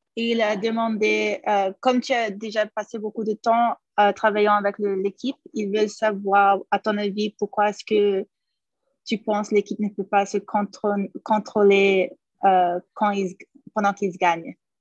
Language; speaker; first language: French; non-native, fluent; English